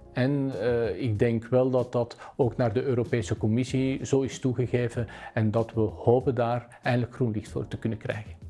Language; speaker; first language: Dutch; native; Dutch